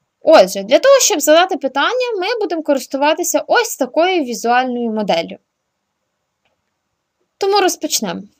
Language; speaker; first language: Ukrainian; native; Ukrainian